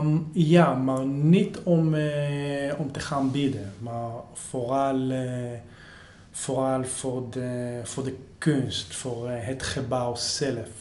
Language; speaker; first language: Dutch; non-native, fluent; Hebrew